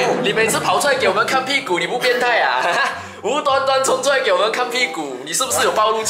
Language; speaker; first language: Chinese; native; Chinese